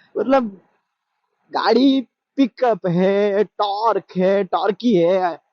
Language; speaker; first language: Hindi; non-native, local second language; Marathi